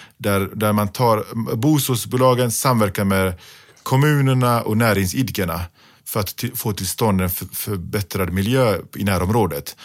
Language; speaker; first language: Swedish; early bilingual, other home language; Pashto